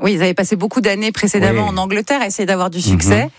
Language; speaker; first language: French; native; French